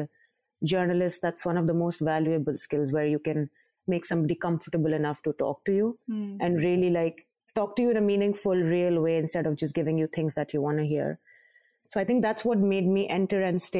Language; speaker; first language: English; non-native, local second language; Urdu